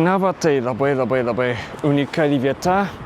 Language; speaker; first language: Lithuanian; non-native, fluent; Japanese